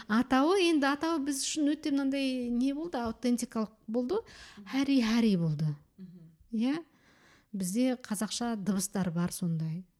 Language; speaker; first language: Kazakh; early bilingual, heritage; Kazakh